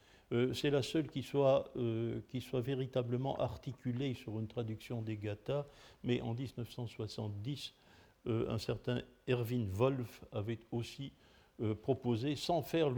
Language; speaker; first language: French; native; French